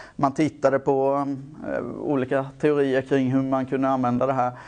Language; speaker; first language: Swedish; native; Swedish